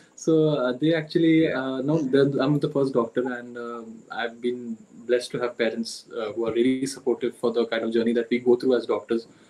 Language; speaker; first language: English; non-native, local second language; Marathi